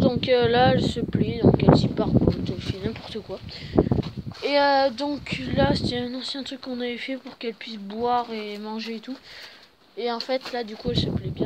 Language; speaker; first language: French; native; French